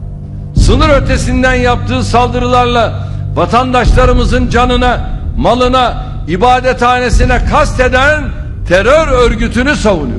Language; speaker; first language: Turkish; native; Turkish